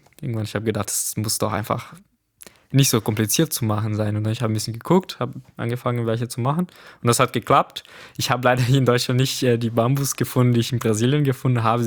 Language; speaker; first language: German; non-native, fluent; Portuguese